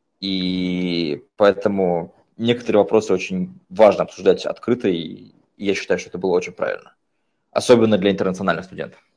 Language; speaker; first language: Russian; native; Russian